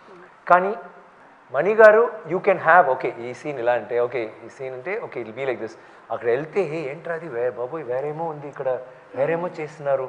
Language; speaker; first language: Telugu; non-native, fluent; Tamil